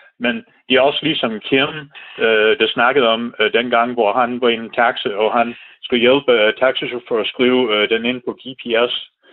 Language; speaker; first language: Danish; non-native, fluent; English